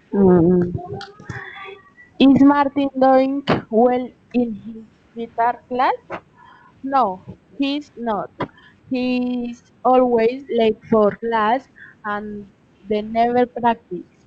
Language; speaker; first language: English; non-native, learner; Spanish